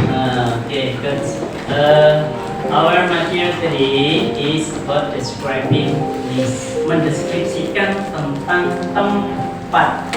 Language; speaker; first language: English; non-native, learner; Indonesian